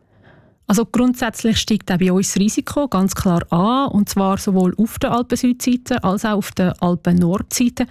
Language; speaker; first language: German; native; German